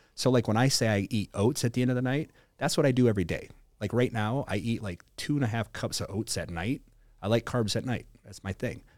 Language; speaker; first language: English; native; English